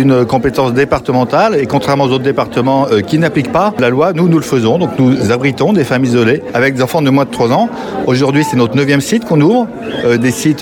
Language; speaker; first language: French; native; French